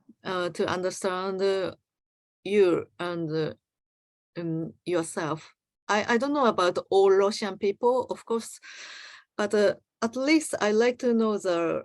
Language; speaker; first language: English; non-native, learner; Japanese